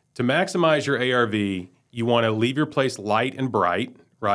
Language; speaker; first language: English; native; English